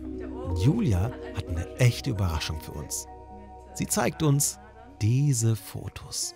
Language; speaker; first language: German; native; German